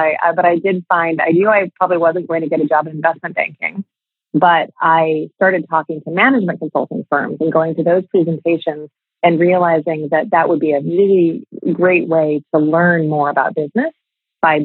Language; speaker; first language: English; native; English